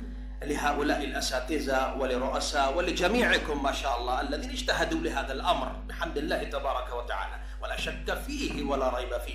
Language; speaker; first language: Arabic; non-native, fluent; Urdu